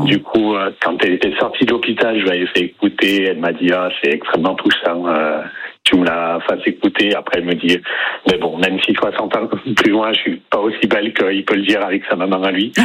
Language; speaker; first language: French; native; French